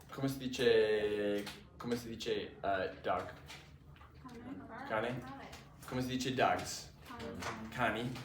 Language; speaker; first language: Italian; non-native, fluent; English